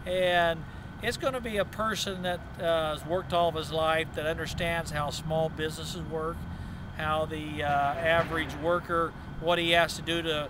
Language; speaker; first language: English; native; English